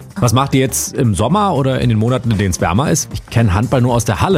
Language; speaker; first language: German; native; German